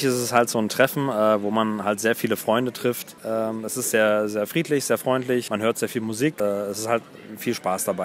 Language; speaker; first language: German; native; German